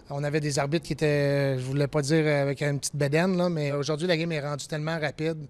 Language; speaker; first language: French; native; French